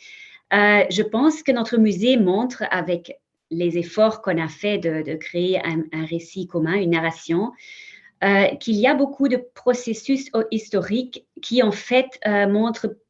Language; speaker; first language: French; non-native, fluent; German